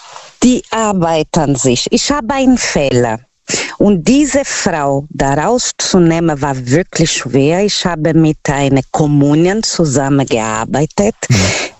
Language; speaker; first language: German; non-native, learner; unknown